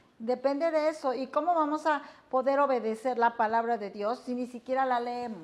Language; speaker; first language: Spanish; native; Spanish